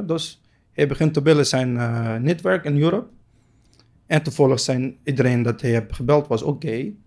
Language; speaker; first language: Dutch; non-native, learner; Arabic